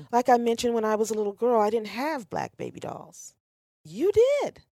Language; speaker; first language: English; native; English